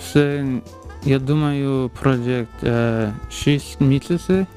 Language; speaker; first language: Ukrainian; non-native, learner; English